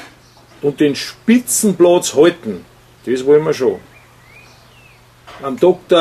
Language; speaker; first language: German; native; German